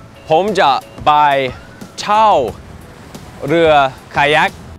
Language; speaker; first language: Thai; non-native, learner; English